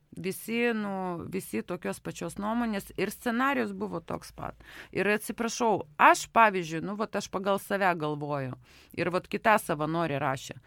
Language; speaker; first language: Lithuanian; non-native, local second language; Russian